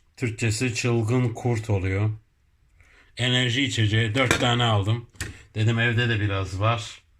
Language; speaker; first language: Turkish; early bilingual, heritage; Turkish